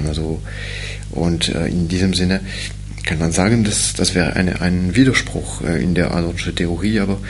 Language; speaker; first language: German; non-native, fluent; French